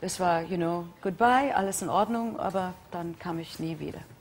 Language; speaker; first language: German; non-native, fluent; English